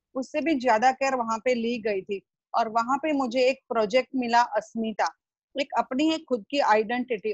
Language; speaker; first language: Hindi; non-native, local second language; Gujarati